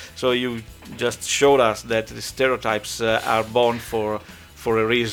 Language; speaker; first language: English; non-native, fluent; Italian